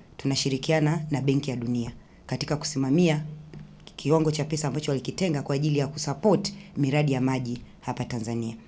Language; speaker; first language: Swahili; native; Swahili